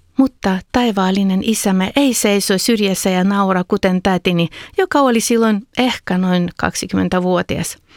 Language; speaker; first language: Finnish; non-native, fluent; Ukrainian